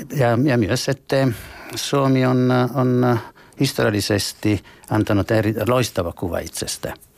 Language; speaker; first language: Finnish; non-native, fluent; Italian